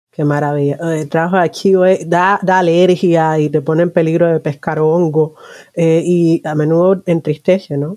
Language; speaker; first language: Spanish; native; Spanish